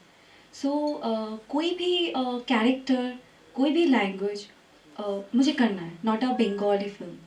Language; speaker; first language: Hindi; non-native, learner; Bangla